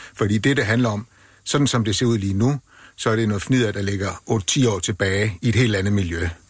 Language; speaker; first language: Danish; native; Danish